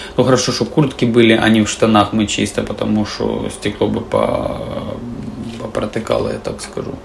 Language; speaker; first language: Russian; native; Russian